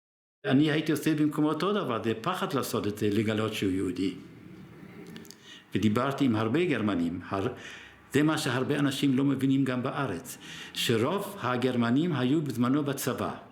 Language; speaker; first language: Hebrew; early bilingual, other home language; German